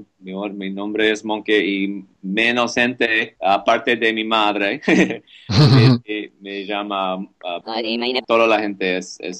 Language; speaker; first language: Spanish; non-native, learner; English